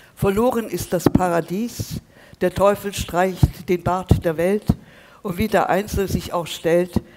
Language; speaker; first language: German; native; German